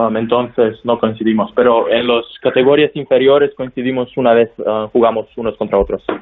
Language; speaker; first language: Spanish; non-native, fluent; Slovenian